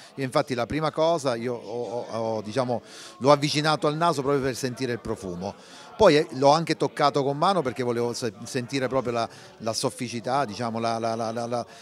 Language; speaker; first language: Italian; native; Italian